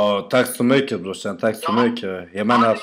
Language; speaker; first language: Swedish; native; Swedish